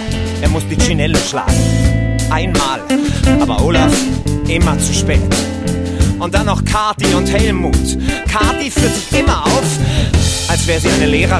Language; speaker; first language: German; native; German